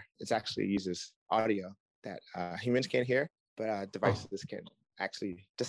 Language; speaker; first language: English; native; English